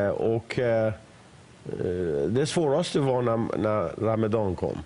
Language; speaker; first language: Swedish; non-native, fluent; Persian